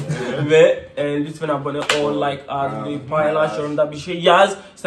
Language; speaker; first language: Turkish; non-native, learner; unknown